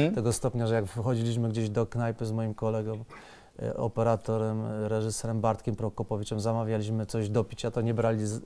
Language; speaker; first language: Polish; native; Polish